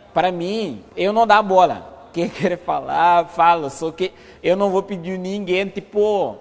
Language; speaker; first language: Portuguese; non-native, fluent; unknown